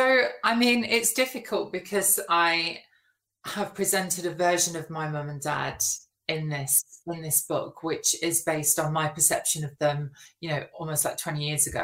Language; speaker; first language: English; native; English